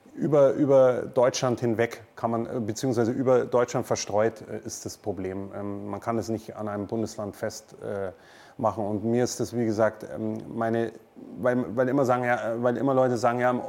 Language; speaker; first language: German; native; German